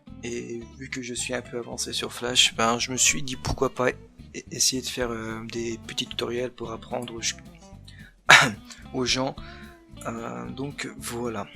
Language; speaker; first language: French; native; French